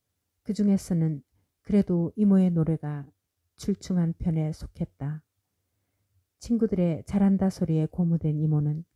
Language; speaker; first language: Korean; native; Korean